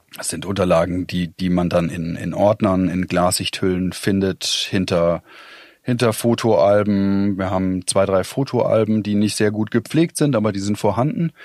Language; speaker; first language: German; native; German